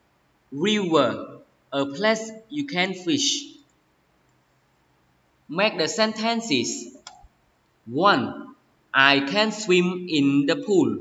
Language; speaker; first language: English; non-native, learner; Khmer